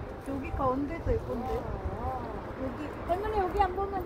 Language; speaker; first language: Korean; non-native, fluent; Filipino